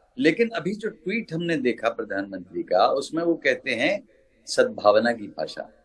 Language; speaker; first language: Hindi; native; Hindi